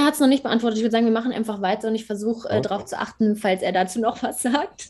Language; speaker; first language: German; native; German